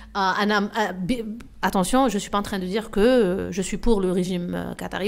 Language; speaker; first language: French; non-native, local second language; Arabic